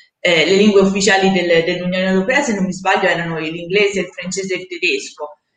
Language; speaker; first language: Italian; native; Italian